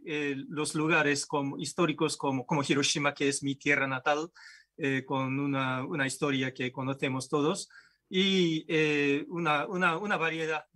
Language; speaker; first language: Spanish; non-native, fluent; Japanese